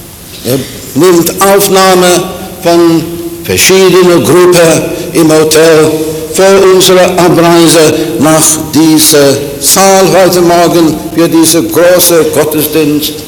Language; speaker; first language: German; non-native, fluent; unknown